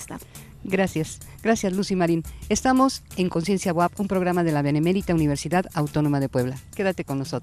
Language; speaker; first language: Spanish; native; Spanish